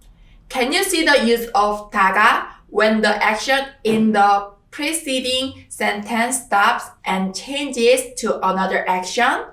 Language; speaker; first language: English; non-native, fluent; Korean